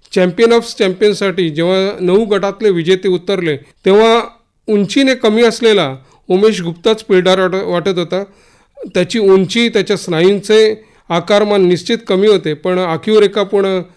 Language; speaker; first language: Marathi; native; Marathi